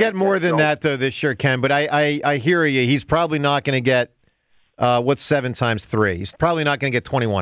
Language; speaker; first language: English; native; English